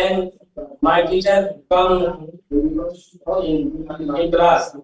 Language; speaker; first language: English; non-native, learner; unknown